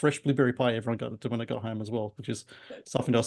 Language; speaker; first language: English; native; English